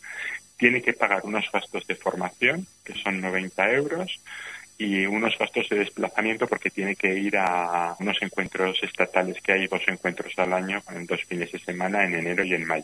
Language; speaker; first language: Spanish; native; Spanish